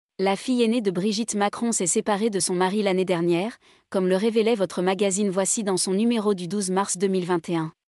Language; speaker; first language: French; native; French